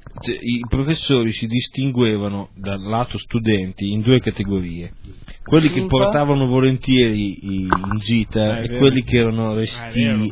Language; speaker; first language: Italian; native; Italian